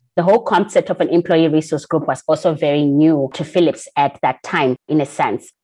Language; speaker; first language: English; non-native, local second language; Shona